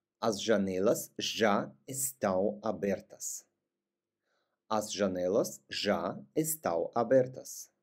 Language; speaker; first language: Portuguese; non-native, fluent; Russian